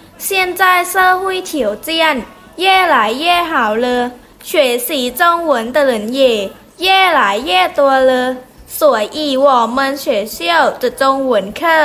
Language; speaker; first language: Chinese; non-native, learner; Thai